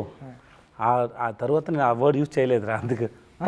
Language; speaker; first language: Telugu; non-native, learner; Tamil